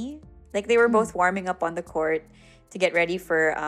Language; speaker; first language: English; non-native, local second language; Filipino